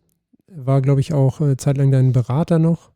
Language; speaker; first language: German; native; German